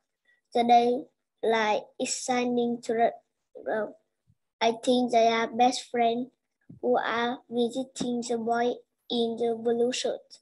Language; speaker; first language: English; non-native, learner; Vietnamese